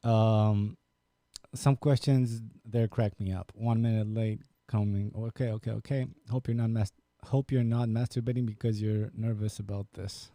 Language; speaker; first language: English; non-native, fluent; Romanian